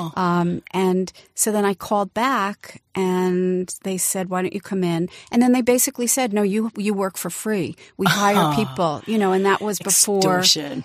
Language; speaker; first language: English; native; English